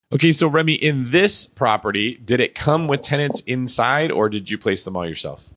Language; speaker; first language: English; native; English